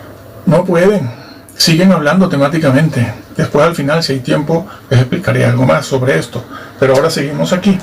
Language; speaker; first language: Spanish; native; Spanish